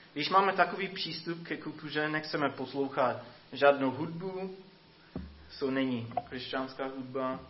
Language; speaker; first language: Czech; non-native, fluent; English